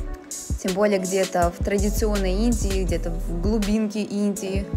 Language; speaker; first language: Russian; native; Russian